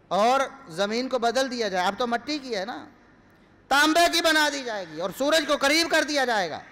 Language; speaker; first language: Urdu; non-native, local second language; Punjabi